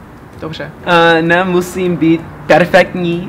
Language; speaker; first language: Czech; early bilingual, heritage; English